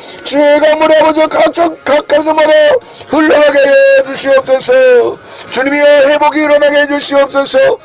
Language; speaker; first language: Korean; native; Korean